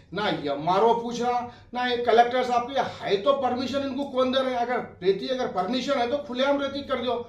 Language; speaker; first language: Hindi; non-native, local second language; Urdu